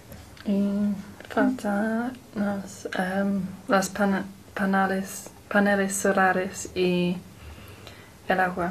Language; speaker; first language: Spanish; non-native, learner; English